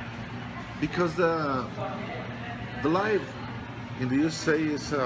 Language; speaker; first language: English; non-native, learner; Spanish